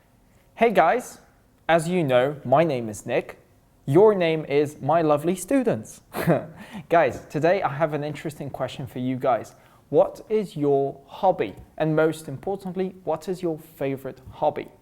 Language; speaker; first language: English; non-native, fluent; Russian